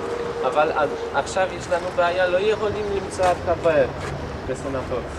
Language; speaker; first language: Hebrew; non-native, learner; Polish